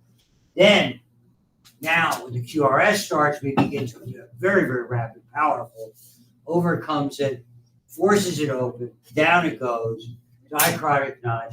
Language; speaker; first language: English; native; English